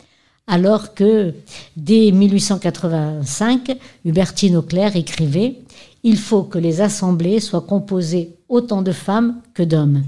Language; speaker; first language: French; native; French